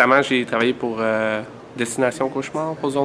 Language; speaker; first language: French; native; French